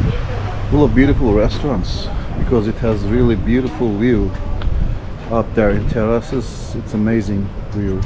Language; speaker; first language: English; non-native, fluent; Turkish